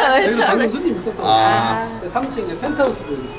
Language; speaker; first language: Korean; native; Korean